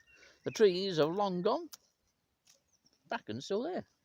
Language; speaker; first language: English; native; English